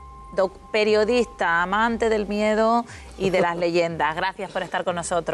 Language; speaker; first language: Spanish; native; Spanish